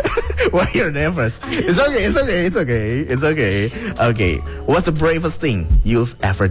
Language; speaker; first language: English; non-native, fluent; Indonesian